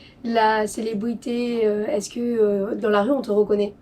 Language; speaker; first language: French; native; French